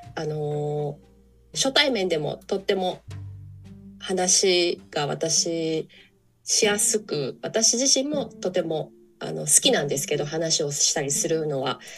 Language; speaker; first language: Japanese; early bilingual, other home language; English